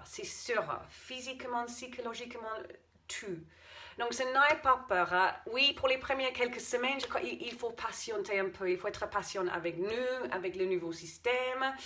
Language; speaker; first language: French; non-native, fluent; English